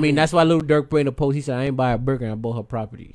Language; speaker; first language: English; native; English